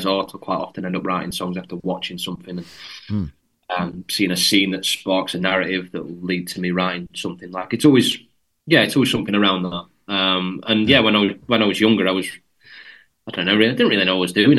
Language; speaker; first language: English; native; English